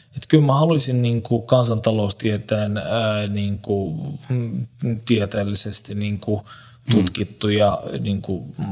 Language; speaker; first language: Finnish; non-native, fluent; Turkish